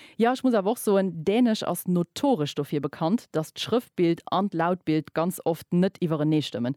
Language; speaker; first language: Luxembourgish; native; Luxembourgish